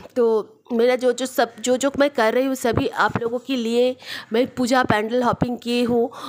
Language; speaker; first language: Hindi; non-native, local second language; Bangla